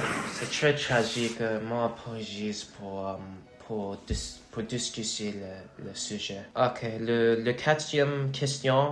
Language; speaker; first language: French; non-native, learner; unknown